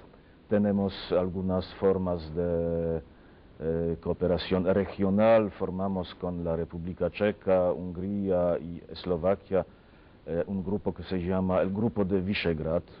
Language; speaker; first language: Spanish; non-native, fluent; Polish